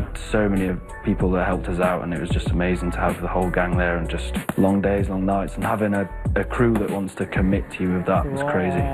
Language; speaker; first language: English; native; English